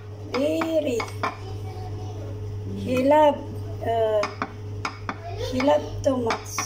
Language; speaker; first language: English; non-native, learner; Filipino